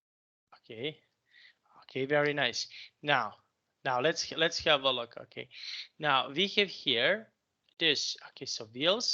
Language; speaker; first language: English; non-native, fluent; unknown